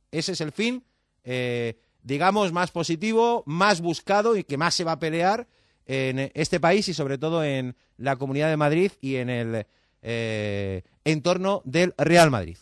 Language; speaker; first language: Spanish; native; Spanish